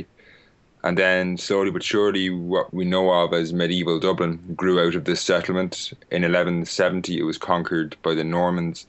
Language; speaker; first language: English; native; English